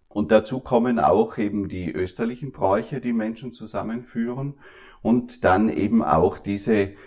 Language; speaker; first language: German; native; German